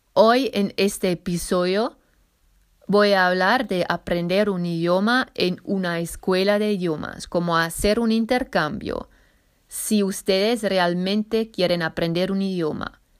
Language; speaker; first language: Spanish; non-native, fluent; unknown